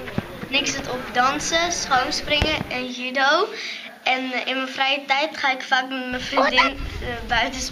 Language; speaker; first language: Dutch; early bilingual, other home language; Romanian